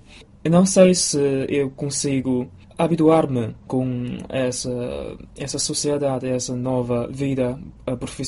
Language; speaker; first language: Portuguese; non-native, fluent; Chinese